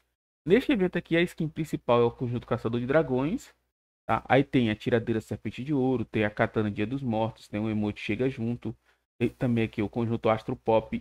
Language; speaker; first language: Portuguese; native; Portuguese